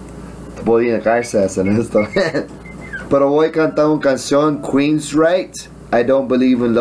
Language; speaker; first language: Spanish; early bilingual, heritage; English